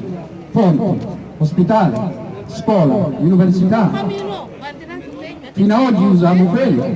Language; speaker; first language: Italian; non-native, learner; Oromo